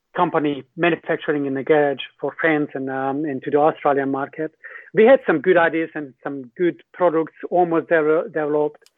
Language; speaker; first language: English; non-native, fluent; Hungarian